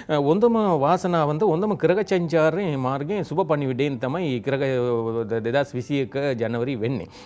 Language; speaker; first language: Sinhala; non-native, local second language; Tamil